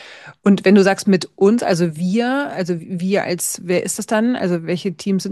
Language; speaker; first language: German; native; German